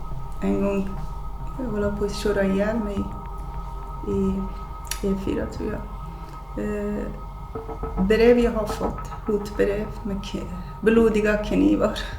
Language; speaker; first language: Swedish; non-native, fluent; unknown